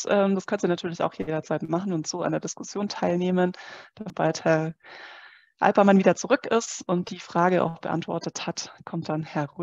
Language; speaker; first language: German; native; German